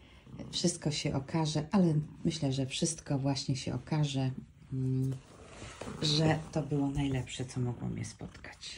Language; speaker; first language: Polish; native; Polish